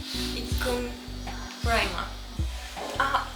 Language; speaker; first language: Korean; non-native, learner; Japanese